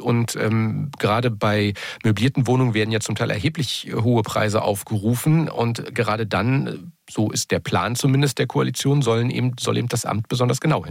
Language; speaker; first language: German; native; German